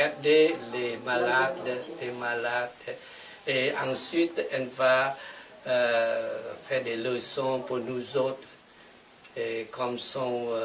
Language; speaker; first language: French; non-native, fluent; Vietnamese